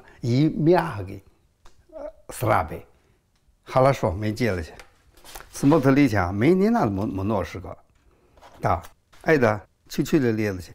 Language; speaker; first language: Russian; non-native, learner; Chinese